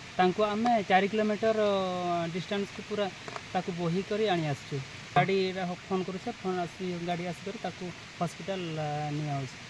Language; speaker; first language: Odia; non-native, local second language; Santali